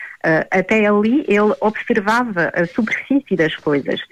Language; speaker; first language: Portuguese; native; Portuguese